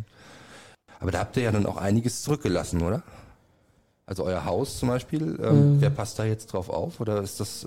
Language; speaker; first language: German; native; German